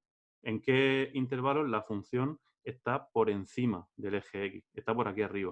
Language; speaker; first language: Spanish; native; Spanish